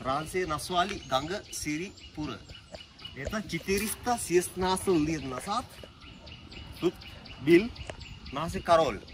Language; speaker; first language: Russian; non-native, learner; Sinhala